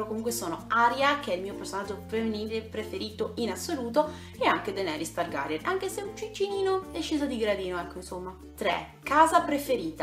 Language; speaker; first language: Italian; native; Italian